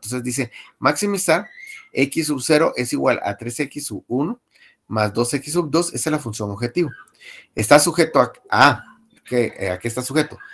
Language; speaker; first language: Spanish; native; Spanish